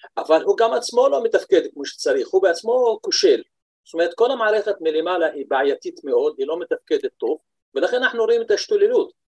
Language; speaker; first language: Hebrew; non-native, local second language; Arabic